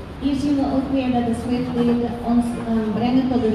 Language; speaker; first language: Dutch; non-native, fluent; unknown